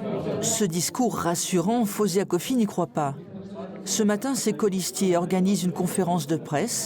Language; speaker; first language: French; native; French